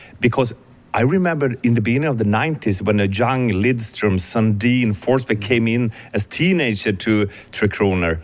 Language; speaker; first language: English; non-native, fluent; Swedish